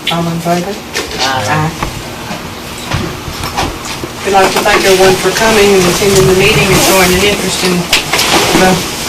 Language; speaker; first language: English; native; English